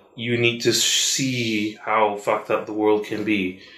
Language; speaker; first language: English; non-native, local second language; Malay